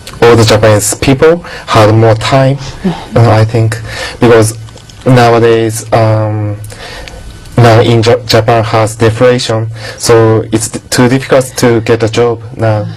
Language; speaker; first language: English; non-native, learner; Japanese